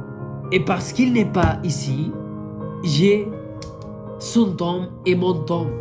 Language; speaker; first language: French; non-native, fluent; Spanish